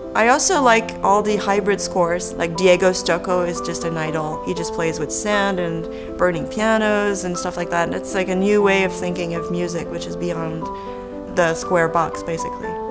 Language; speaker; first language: English; native; English